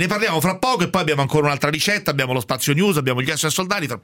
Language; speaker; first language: Italian; native; Italian